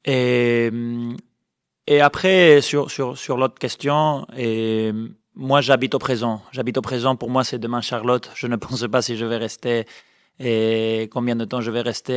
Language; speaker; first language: French; non-native, fluent; Spanish